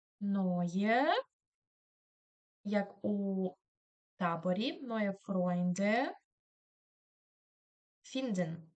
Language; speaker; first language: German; non-native, fluent; Ukrainian